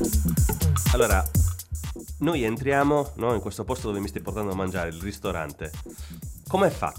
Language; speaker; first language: Italian; native; Italian